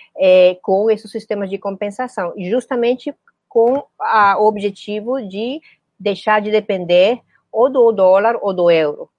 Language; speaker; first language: Portuguese; non-native, fluent; Spanish